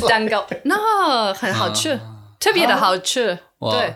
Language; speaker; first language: Chinese; non-native, learner; English